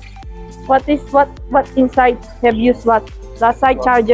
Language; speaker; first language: English; non-native, local second language; Filipino